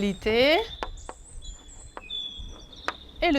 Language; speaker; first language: French; non-native, fluent; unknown